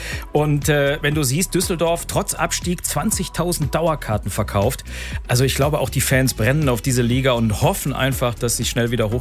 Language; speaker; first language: German; native; German